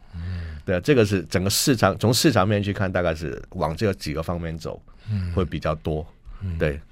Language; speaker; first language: Chinese; non-native, local second language; Cantonese